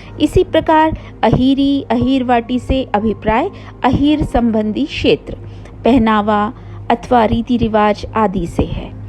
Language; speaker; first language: Hindi; native; Hindi